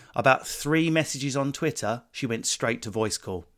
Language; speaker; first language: English; native; English